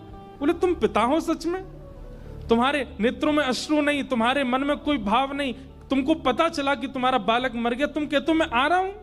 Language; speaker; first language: Hindi; native; Hindi